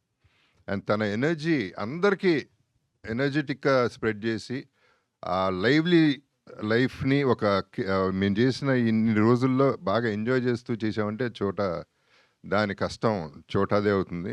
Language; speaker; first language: Telugu; native; Telugu